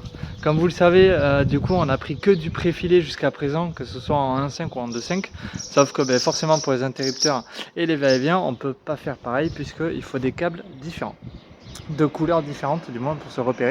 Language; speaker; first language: French; native; French